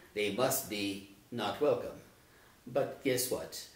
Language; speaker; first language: English; native; English